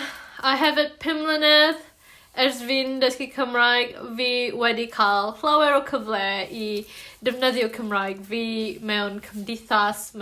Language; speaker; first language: Welsh; non-native, learner; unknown